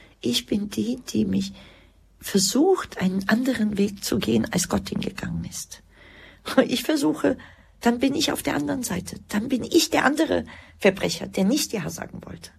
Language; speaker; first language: German; early bilingual, other home language; Croatian